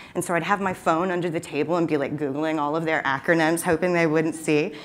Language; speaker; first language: English; native; English